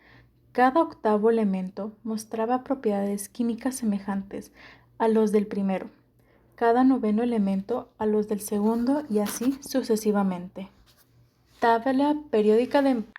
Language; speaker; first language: Spanish; native; Spanish